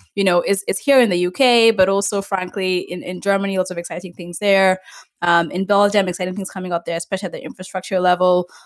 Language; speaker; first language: English; non-native, local second language; Ganda